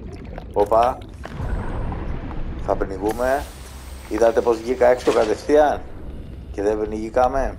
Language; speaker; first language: Greek; native; Greek